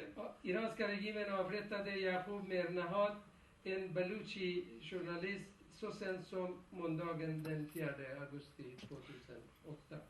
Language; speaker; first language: Swedish; non-native, fluent; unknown